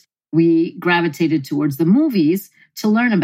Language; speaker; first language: English; native; English